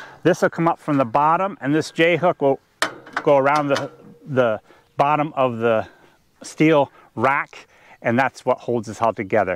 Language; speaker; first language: English; native; English